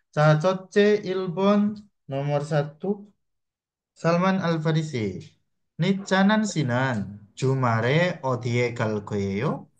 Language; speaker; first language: Korean; non-native, fluent; Indonesian